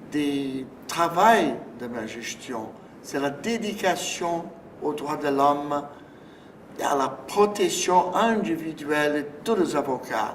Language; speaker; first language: French; non-native, fluent; Portuguese